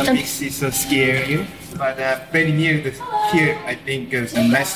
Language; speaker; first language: English; non-native, learner; Korean